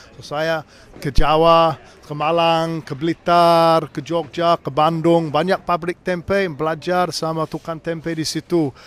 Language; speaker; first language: Indonesian; non-native, learner; English